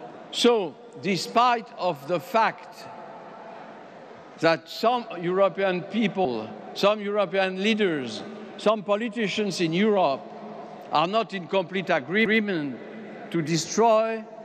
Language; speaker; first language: English; non-native, fluent; French